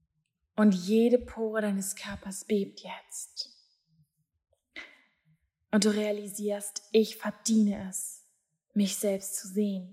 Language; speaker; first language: German; native; German